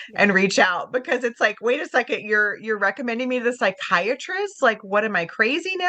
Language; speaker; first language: English; native; English